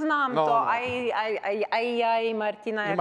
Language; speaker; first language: Czech; early bilingual, heritage; Czech